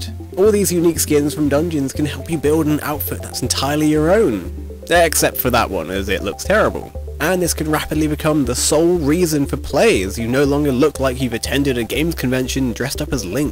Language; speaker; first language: English; native; English